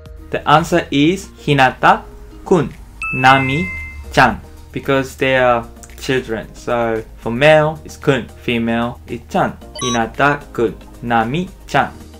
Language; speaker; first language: English; non-native, fluent; Japanese